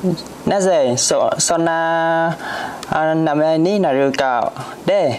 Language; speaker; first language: Japanese; non-native, learner; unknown